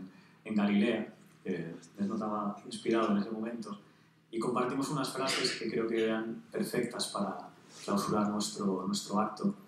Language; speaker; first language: Spanish; native; Spanish